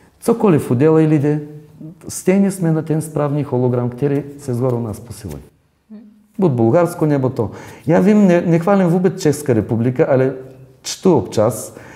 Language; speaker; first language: Czech; non-native, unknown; Bulgarian